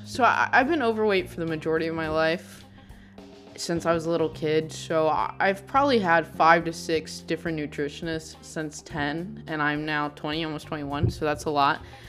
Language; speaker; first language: English; native; English